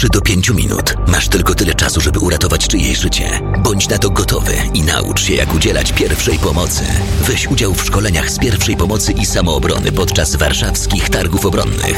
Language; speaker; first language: Polish; native; Polish